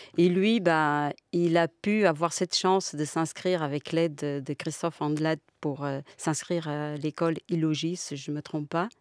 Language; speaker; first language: French; non-native, fluent; Portuguese